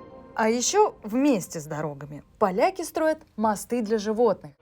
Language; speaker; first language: Russian; native; Russian